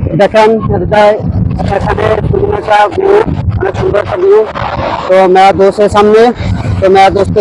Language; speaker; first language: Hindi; non-native, learner; Bangla